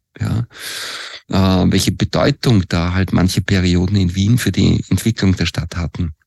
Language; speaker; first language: German; native; German